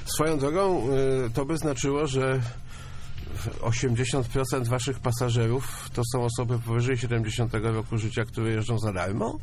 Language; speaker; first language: Polish; native; Polish